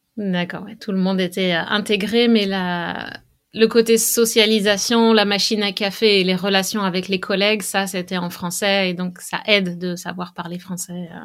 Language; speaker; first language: French; native; French